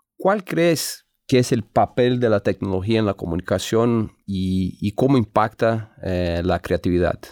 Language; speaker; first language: Spanish; non-native, fluent; Portuguese